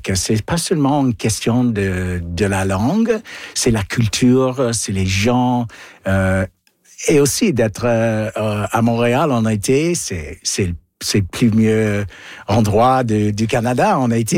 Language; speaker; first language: French; non-native, local second language; English